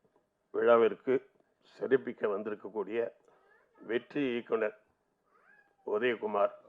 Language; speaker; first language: Tamil; native; Tamil